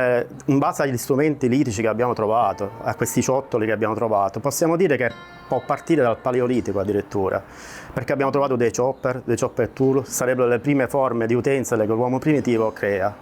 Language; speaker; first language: Italian; native; Italian